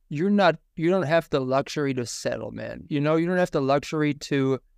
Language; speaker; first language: English; non-native, fluent; German